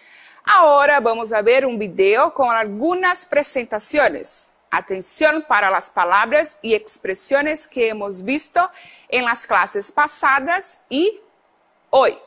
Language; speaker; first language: Spanish; non-native, fluent; Portuguese